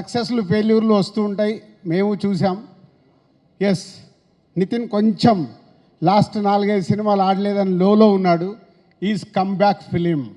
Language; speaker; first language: Telugu; native; Telugu